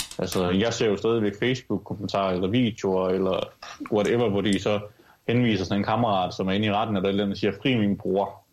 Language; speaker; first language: Danish; early bilingual, other home language; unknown